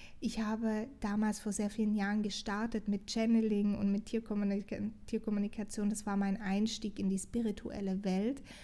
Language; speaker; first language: German; non-native, fluent; Portuguese